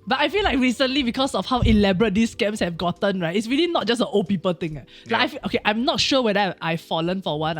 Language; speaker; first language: English; native; English